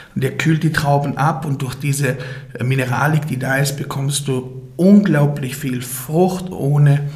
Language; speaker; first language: German; native; German